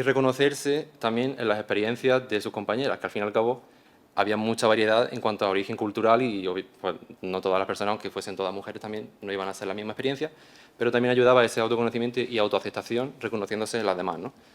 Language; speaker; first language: Spanish; native; Spanish